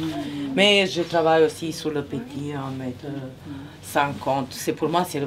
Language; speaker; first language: French; non-native, fluent; Serbian